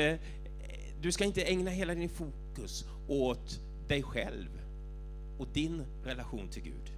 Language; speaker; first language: Swedish; native; Swedish